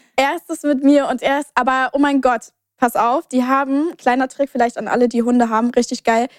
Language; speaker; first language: German; native; German